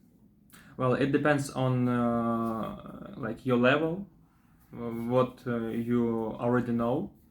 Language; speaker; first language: English; non-native, fluent; Russian